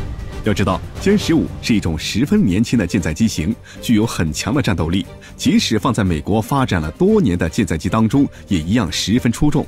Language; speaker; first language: Chinese; native; Chinese